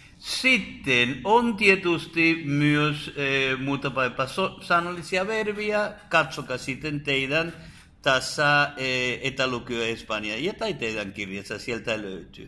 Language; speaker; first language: Finnish; non-native, fluent; Spanish